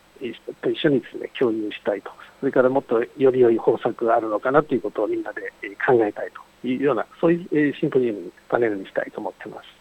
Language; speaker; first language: Japanese; native; Japanese